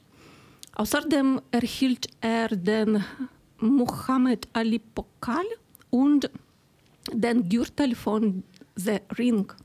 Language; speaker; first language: German; non-native, fluent; Ukrainian